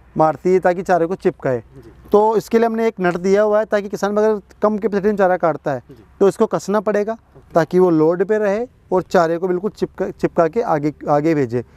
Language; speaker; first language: Hindi; native; Hindi